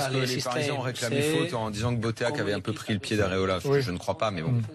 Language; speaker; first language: French; native; French